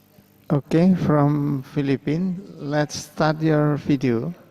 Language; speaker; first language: English; non-native, fluent; Indonesian